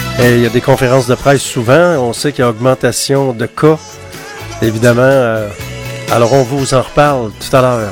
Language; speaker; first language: French; native; French